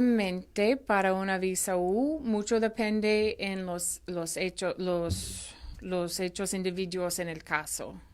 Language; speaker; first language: Spanish; non-native, fluent; English